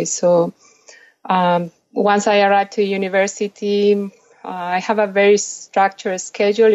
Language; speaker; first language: English; non-native, fluent; Spanish